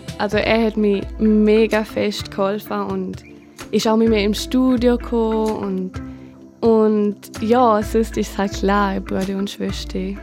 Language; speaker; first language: German; non-native, local second language; Romansh